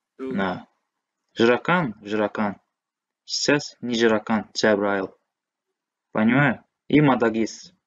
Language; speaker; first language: Russian; non-native, learner; Azerbaijani